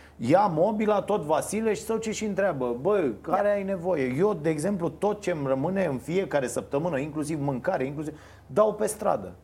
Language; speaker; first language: Romanian; native; Romanian